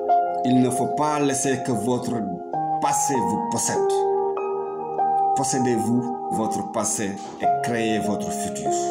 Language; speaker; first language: French; non-native, local second language; Wolof